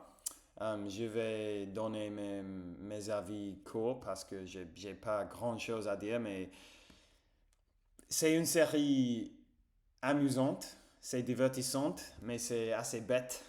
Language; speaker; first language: French; non-native, fluent; English